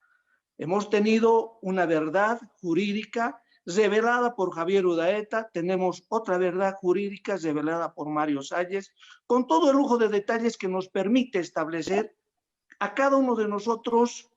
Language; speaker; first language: Spanish; native; Spanish